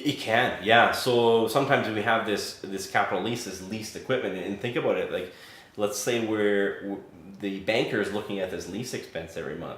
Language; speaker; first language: English; native; English